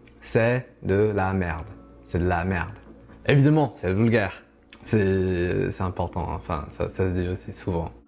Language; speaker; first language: French; non-native, fluent; English